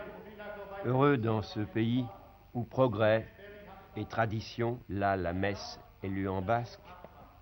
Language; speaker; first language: French; native; French